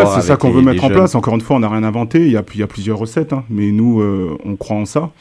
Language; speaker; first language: French; native; French